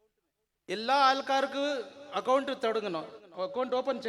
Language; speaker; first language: Malayalam; non-native, learner; Urdu